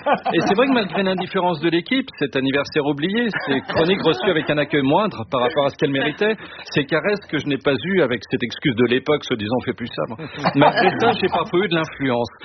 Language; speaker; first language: French; native; French